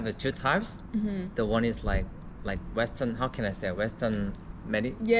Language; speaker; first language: English; non-native, learner; Korean